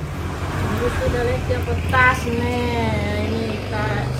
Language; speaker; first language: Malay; non-native, local second language; Javanese